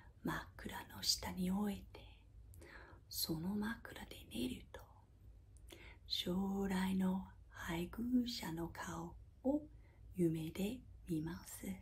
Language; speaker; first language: Japanese; non-native, fluent; English